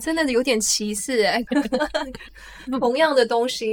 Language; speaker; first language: Chinese; early bilingual, heritage; Chinese